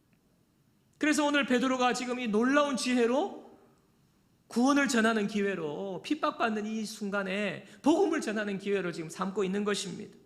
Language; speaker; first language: Korean; native; Korean